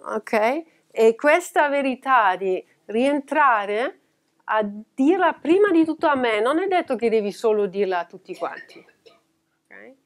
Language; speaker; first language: Italian; non-native, fluent; German